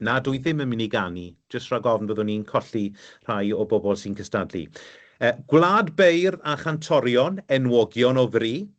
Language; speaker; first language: Welsh; native; Welsh